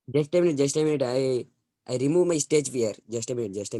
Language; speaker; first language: English; non-native, learner; Telugu